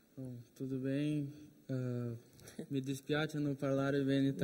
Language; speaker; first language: Italian; non-native, learner; Portuguese